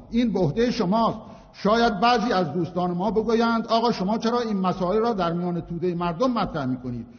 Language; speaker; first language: Persian; non-native, local second language; Azerbaijani